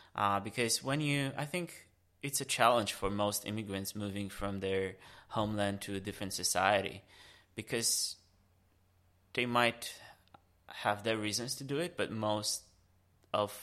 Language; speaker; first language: English; early bilingual, other home language; Romanian